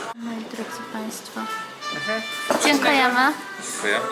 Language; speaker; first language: Polish; native; Polish